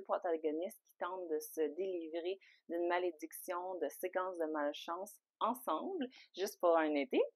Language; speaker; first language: French; native; French